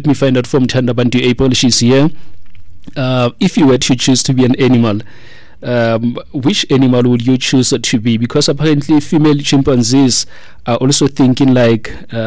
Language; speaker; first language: English; non-native, local second language; Tswana